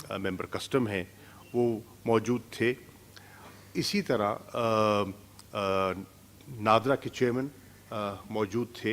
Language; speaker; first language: Urdu; non-native, local second language; Saraiki